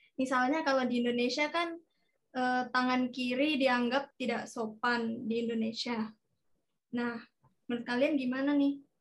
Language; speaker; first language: Indonesian; native; Indonesian